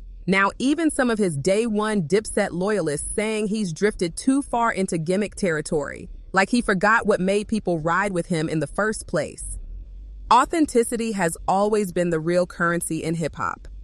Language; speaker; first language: English; native; English